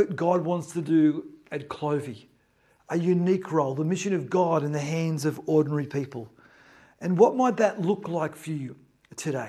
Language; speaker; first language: English; native; English